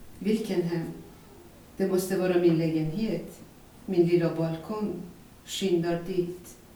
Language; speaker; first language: Swedish; non-native, fluent; Persian